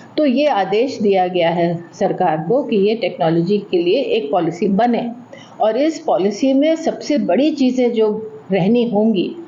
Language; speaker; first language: Hindi; native; Hindi